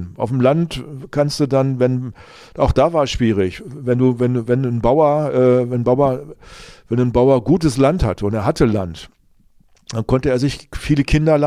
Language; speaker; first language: German; native; German